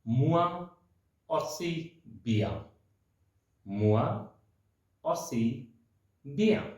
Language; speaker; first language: French; non-native, fluent; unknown